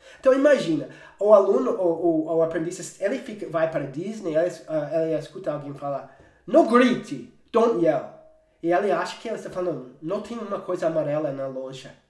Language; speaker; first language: Portuguese; non-native, fluent; English